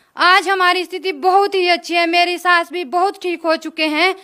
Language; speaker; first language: Hindi; native; Hindi